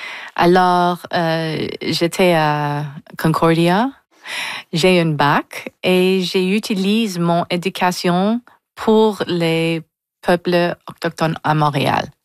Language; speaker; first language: French; non-native, local second language; English